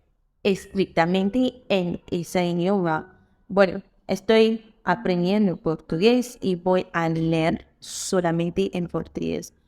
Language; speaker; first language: Spanish; non-native, fluent; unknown